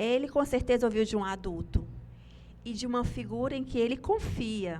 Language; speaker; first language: Portuguese; native; Portuguese